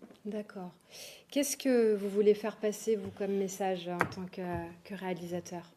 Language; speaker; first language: French; native; French